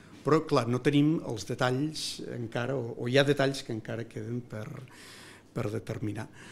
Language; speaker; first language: Catalan; native; Catalan